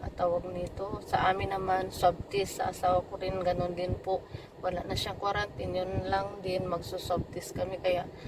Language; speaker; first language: Filipino; non-native, local second language; Cebuano